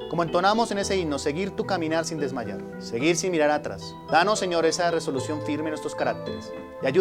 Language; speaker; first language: Spanish; native; Spanish